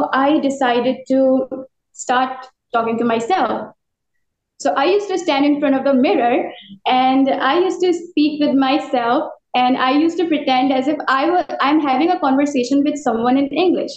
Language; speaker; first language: English; non-native, local second language; Urdu